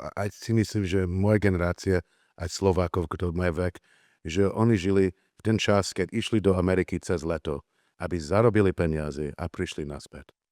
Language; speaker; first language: Slovak; non-native, learner; English